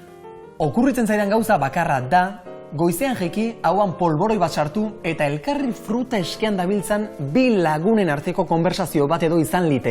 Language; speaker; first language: Basque; native; Basque